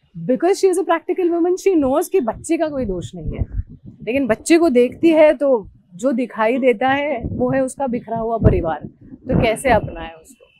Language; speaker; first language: Hindi; non-native, local second language; Marathi